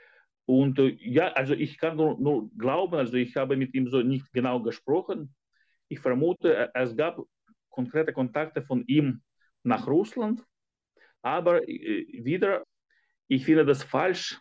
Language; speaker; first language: German; non-native, fluent; Ukrainian